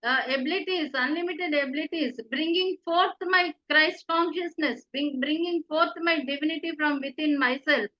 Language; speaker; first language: English; non-native, local second language; Telugu